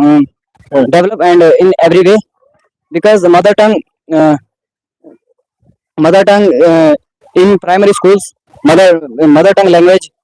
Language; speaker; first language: English; non-native, learner; Hindi